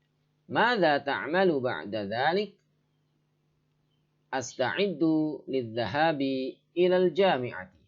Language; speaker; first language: Arabic; non-native, fluent; Indonesian